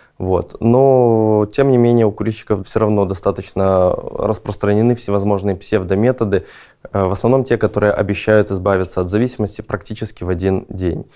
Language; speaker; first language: Russian; native; Russian